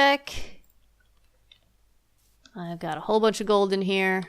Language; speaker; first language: English; native; English